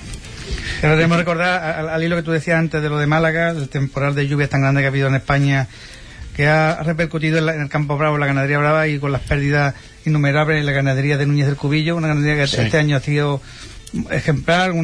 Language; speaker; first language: Spanish; native; Spanish